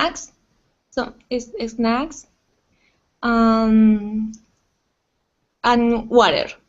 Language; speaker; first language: English; non-native, learner; Portuguese